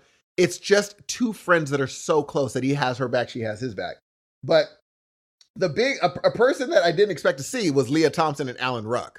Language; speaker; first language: English; native; English